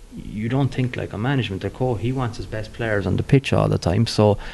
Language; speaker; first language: English; native; English